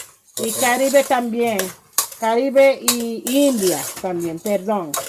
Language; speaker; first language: Spanish; non-native, learner; English